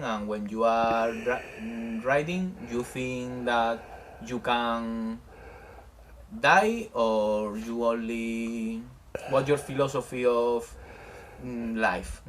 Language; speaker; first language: English; non-native, learner; Spanish